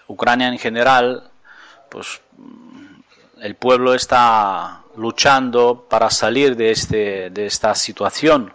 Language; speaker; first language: Spanish; non-native, fluent; Ukrainian